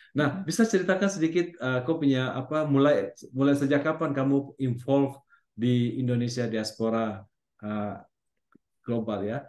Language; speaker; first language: Indonesian; native; Indonesian